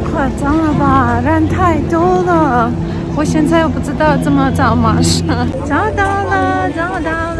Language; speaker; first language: Chinese; non-native, fluent; Russian